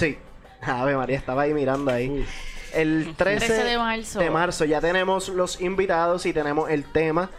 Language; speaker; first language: Spanish; native; Spanish